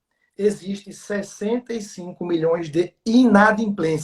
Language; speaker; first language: Portuguese; native; Portuguese